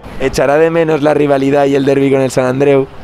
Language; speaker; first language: Spanish; native; Spanish